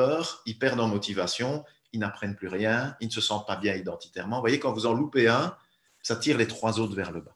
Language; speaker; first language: French; native; French